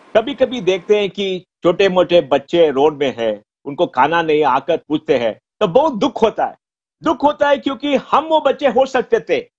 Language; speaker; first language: Hindi; non-native, local second language; Konkani